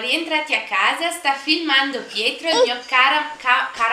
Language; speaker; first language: Italian; native; Italian